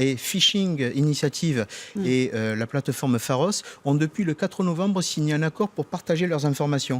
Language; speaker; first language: French; native; French